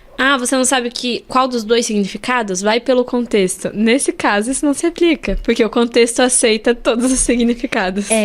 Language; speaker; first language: Portuguese; native; Portuguese